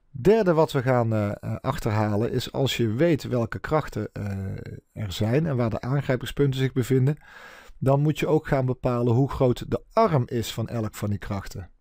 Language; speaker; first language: Dutch; native; Dutch